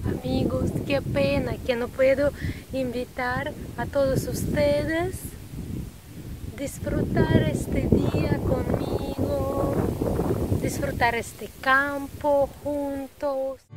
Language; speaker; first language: Spanish; non-native, learner; Russian